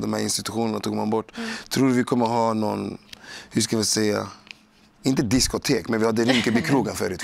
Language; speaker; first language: Swedish; native; Swedish